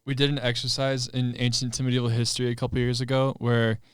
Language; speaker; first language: English; native; English